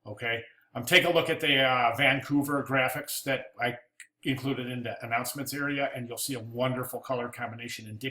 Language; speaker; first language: English; native; English